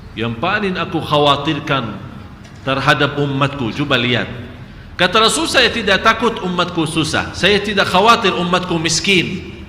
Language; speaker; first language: Malay; non-native, fluent; Arabic